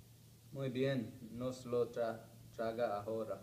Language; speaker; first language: Spanish; non-native, learner; English